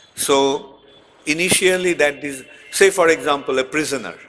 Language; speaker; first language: English; non-native, local second language; Bangla